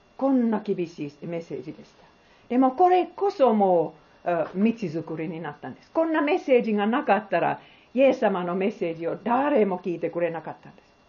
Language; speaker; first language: Japanese; non-native, fluent; Finnish